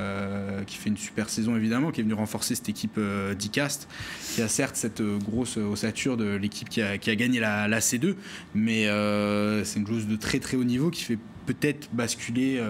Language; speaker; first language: French; native; French